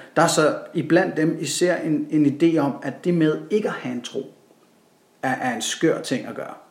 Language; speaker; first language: Danish; native; Danish